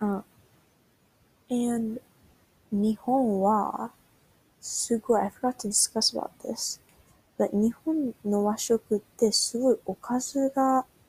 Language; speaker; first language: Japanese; early bilingual, heritage; Japanese